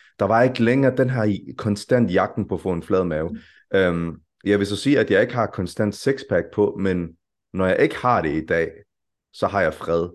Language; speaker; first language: Danish; early bilingual, other home language; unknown